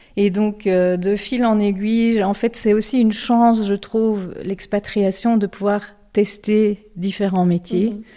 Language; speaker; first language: French; native; French